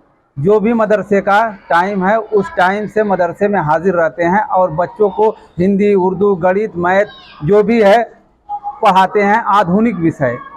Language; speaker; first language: Hindi; native; Hindi